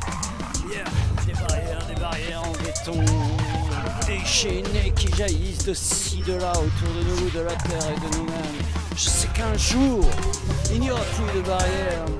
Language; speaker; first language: French; native; French